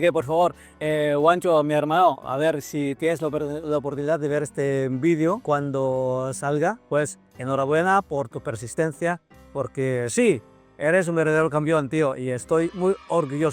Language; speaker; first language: Spanish; non-native, fluent; Filipino